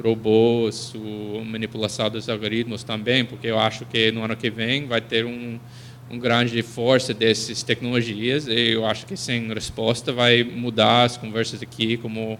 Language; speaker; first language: Portuguese; non-native, fluent; English